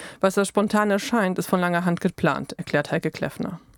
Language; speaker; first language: German; native; German